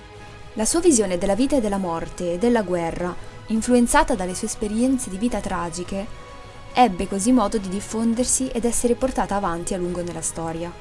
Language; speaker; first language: Italian; native; Italian